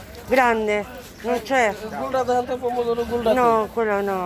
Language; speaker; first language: Italian; non-native, learner; Spanish